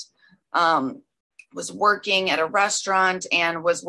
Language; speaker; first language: English; native; English